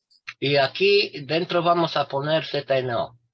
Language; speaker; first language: Spanish; non-native, fluent; Romanian